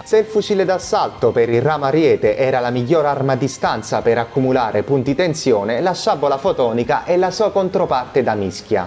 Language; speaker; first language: Italian; native; Italian